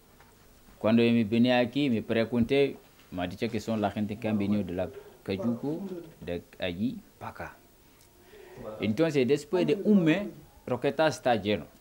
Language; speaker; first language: Spanish; non-native, learner; Wolof